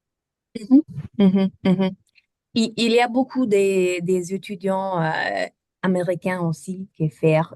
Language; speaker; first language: French; non-native, learner; German